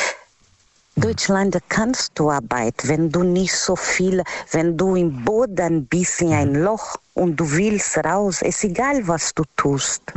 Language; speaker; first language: German; non-native, learner; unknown